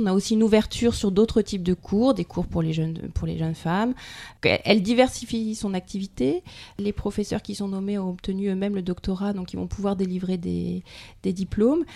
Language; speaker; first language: French; native; French